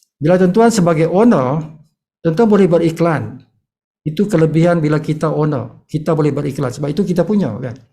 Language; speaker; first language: Malay; native; Malay